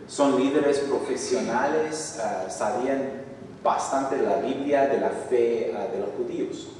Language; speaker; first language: Spanish; non-native, fluent; English